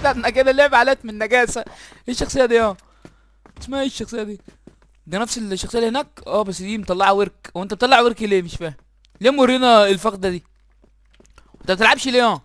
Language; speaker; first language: Arabic; native; Arabic